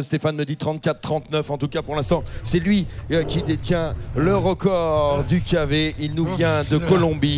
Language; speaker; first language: French; native; French